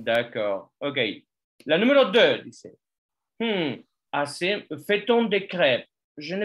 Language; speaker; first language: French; non-native, fluent; Spanish